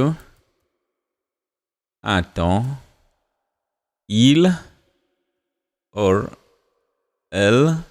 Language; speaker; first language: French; non-native, fluent; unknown